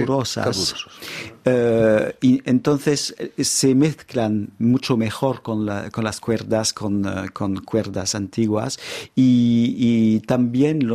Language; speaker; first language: Spanish; non-native, fluent; French